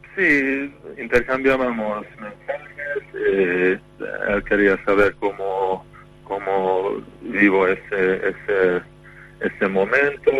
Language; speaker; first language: Spanish; non-native, fluent; Hungarian